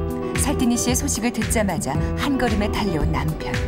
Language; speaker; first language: Korean; native; Korean